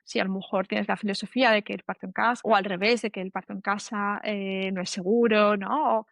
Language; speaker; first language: Spanish; native; Spanish